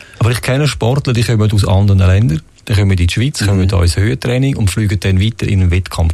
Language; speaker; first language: German; native; German